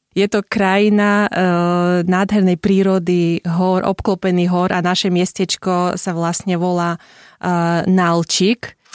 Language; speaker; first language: Slovak; non-native, fluent; Russian